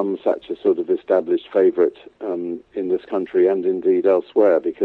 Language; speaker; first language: English; native; English